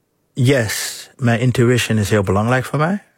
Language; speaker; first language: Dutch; non-native, fluent; English